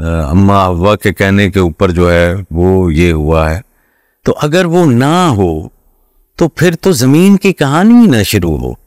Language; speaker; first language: Urdu; non-native, local second language; Punjabi